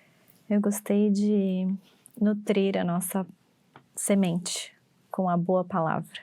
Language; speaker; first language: Portuguese; native; Portuguese